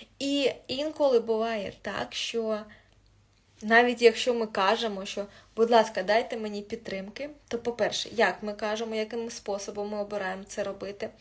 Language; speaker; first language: Ukrainian; non-native, local second language; Russian